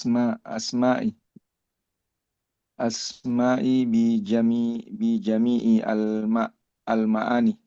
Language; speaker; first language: Arabic; non-native, learner; Indonesian